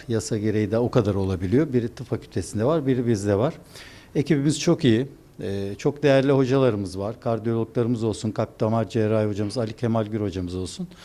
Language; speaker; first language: Turkish; native; Turkish